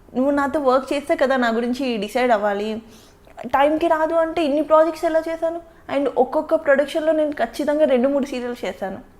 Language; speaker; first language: Telugu; native; Telugu